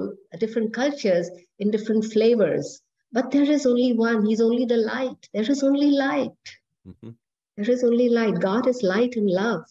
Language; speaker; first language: English; non-native, local second language; Hindi